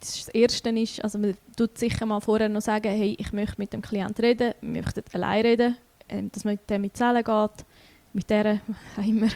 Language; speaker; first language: German; native; German